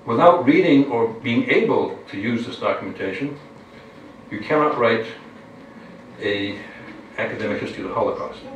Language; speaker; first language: English; non-native, fluent; Lithuanian